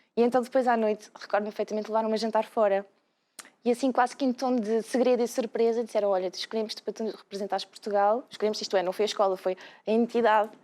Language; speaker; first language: Portuguese; native; Portuguese